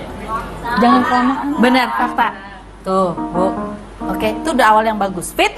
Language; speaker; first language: Indonesian; native; Indonesian